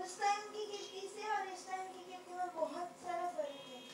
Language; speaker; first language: Hindi; non-native, local second language; Kannada